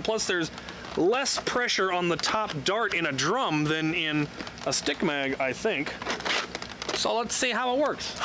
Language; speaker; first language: English; native; English